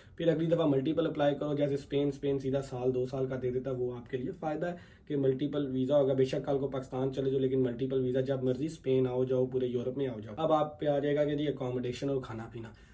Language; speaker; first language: Urdu; native; Urdu